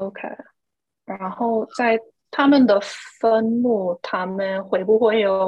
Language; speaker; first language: Chinese; non-native, fluent; English